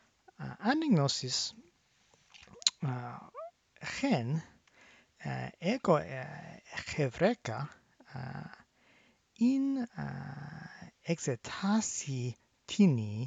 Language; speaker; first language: Greek; non-native, fluent; English